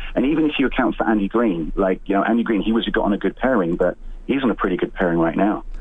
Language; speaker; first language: English; native; English